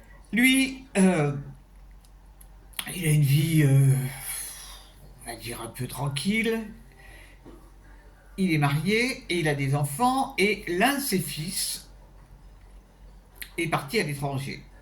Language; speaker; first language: French; native; French